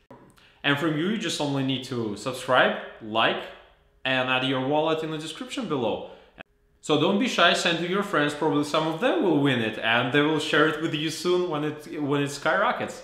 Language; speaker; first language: English; non-native, fluent; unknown